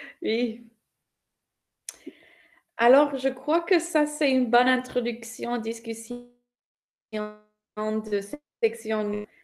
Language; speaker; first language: French; non-native, fluent; English